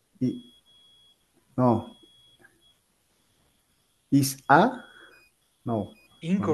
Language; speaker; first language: English; non-native, learner; Spanish